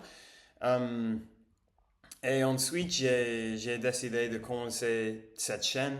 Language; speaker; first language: French; non-native, learner; English